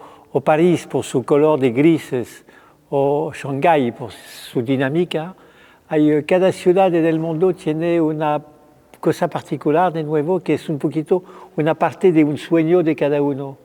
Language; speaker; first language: Spanish; non-native, fluent; French